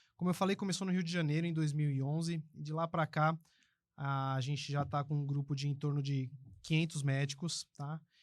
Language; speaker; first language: Portuguese; early bilingual, other home language; Spanish